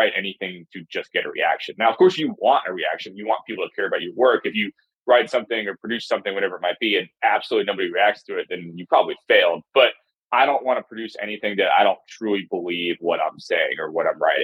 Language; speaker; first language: English; native; English